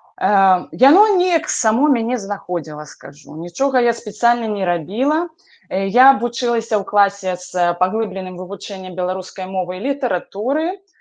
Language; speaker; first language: Belarusian; native; Belarusian